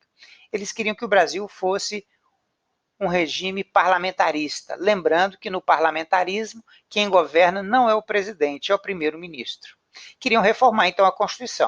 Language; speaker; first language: Portuguese; native; Portuguese